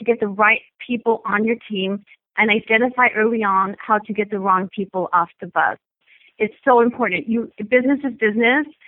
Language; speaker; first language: English; native; English